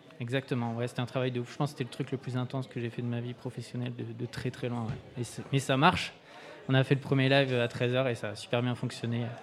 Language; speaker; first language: French; native; French